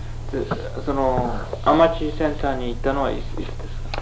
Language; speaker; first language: Japanese; early bilingual, heritage; Japanese